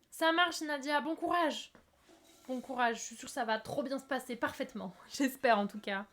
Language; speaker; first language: French; native; French